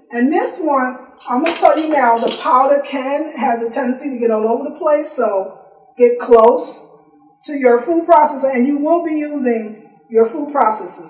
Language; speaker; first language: English; native; English